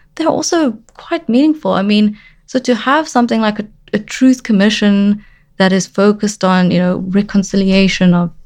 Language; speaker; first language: English; native; English